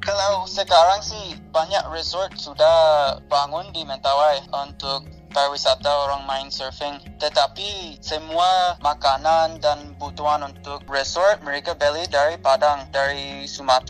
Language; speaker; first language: Indonesian; non-native, fluent; English